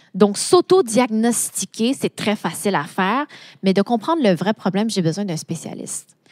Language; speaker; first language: French; native; French